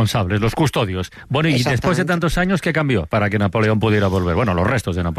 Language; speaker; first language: Spanish; native; Spanish